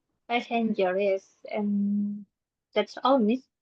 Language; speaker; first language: English; non-native, learner; Indonesian